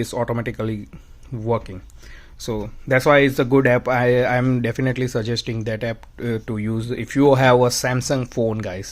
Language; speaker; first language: English; non-native, fluent; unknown